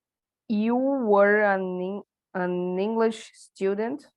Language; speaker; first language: English; non-native, learner; Portuguese